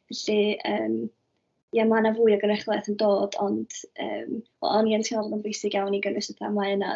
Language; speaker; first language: Welsh; native; Welsh